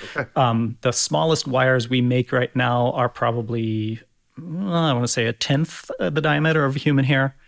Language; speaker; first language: English; non-native, fluent; German